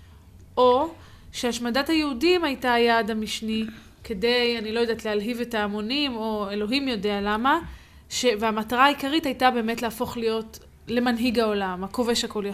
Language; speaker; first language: Hebrew; native; Hebrew